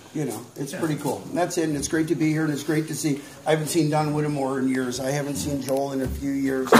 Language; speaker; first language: English; native; English